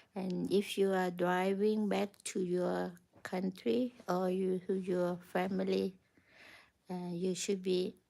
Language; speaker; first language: English; non-native, learner; Thai